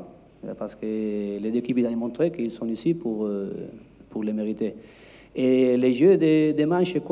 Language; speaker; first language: French; non-native, learner; Spanish